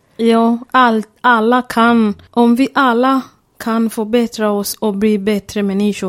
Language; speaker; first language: Swedish; non-native, fluent; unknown